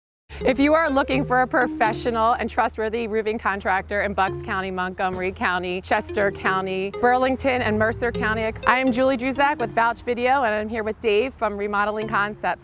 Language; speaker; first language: English; native; English